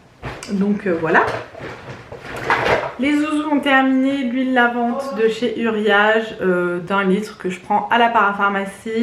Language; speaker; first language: French; native; French